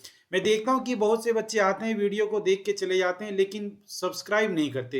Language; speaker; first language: Hindi; native; Hindi